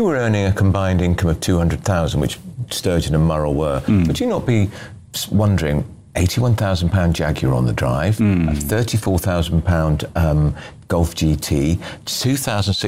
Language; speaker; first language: English; native; English